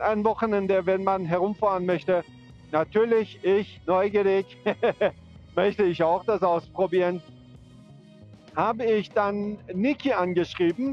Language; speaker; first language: German; non-native, fluent; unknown